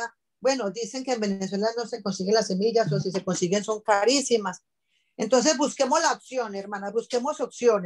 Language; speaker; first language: Spanish; native; Spanish